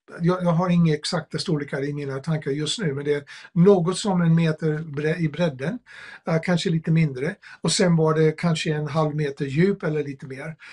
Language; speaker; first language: Swedish; non-native, fluent; English